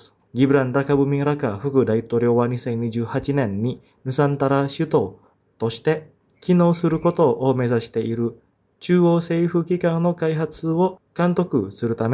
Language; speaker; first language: Japanese; non-native, fluent; Indonesian